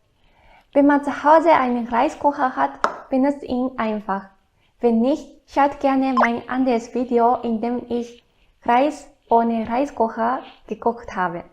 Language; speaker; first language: German; non-native, fluent; Japanese